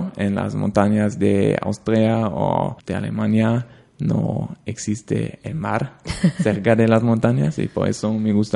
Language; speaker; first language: Spanish; non-native, learner; German